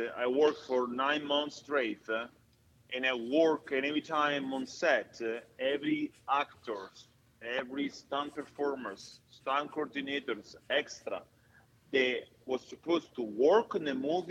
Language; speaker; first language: English; non-native, fluent; Italian